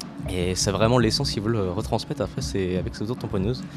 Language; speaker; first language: French; native; French